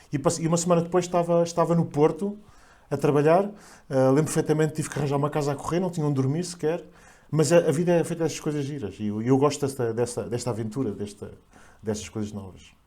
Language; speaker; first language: Portuguese; native; Portuguese